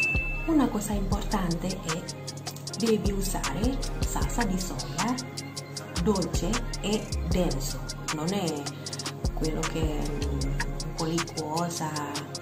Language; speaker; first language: Italian; non-native, learner; Indonesian